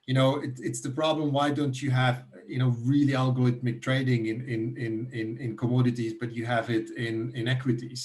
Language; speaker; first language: English; non-native, fluent; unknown